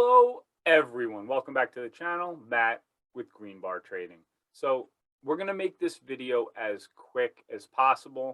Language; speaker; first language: English; native; English